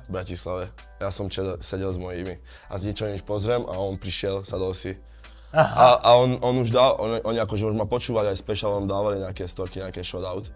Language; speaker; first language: Slovak; early bilingual, other home language; Italian